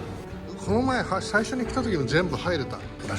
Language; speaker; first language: Japanese; native; Japanese